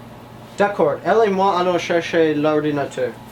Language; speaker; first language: French; non-native, learner; English